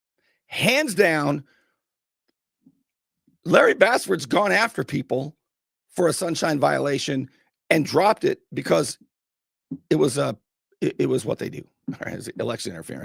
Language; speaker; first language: English; native; English